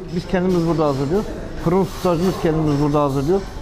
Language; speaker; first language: Turkish; native; Turkish